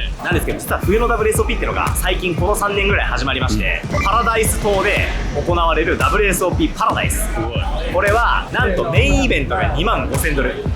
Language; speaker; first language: Japanese; native; Japanese